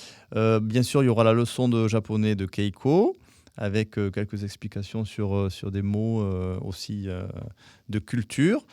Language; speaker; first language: French; native; French